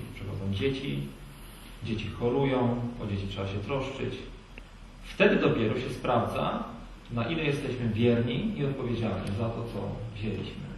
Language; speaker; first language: Polish; native; Polish